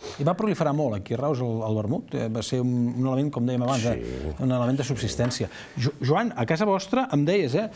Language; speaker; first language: Catalan; native; Catalan